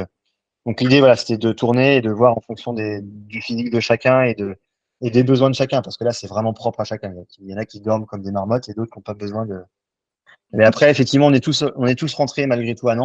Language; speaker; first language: French; native; French